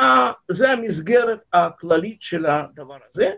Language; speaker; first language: Hebrew; non-native, fluent; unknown